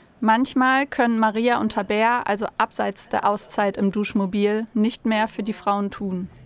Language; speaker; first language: German; native; German